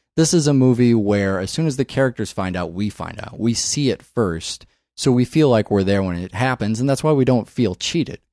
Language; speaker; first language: English; native; English